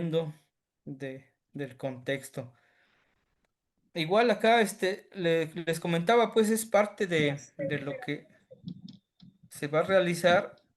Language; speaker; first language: Spanish; native; Spanish